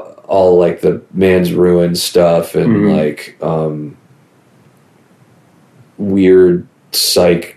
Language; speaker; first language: English; native; English